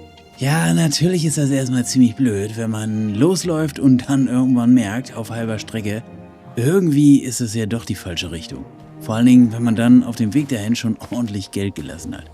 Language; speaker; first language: German; native; German